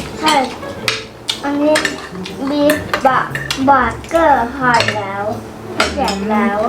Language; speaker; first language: Thai; early bilingual, heritage; Thai